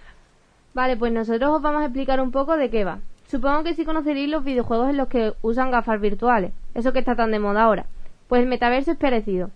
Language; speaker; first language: Spanish; native; Spanish